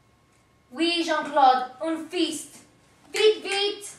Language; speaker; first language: French; non-native, learner; English